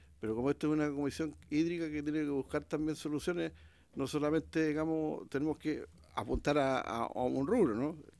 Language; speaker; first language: Spanish; native; Spanish